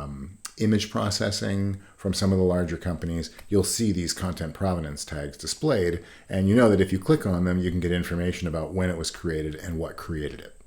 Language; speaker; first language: English; native; English